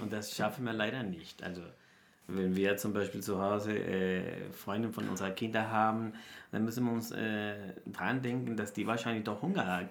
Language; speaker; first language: German; non-native, fluent; Spanish